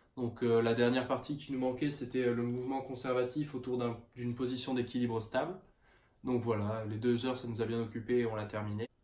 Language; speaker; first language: French; native; French